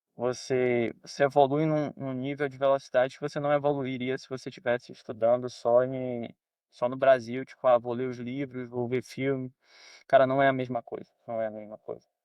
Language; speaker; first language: Portuguese; native; Portuguese